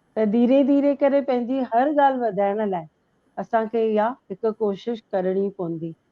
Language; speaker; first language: Sindhi; native; Sindhi